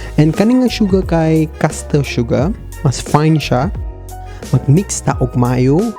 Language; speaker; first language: Cebuano; non-native, learner; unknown